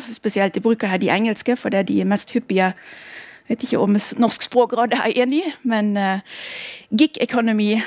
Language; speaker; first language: Norwegian; non-native, fluent; German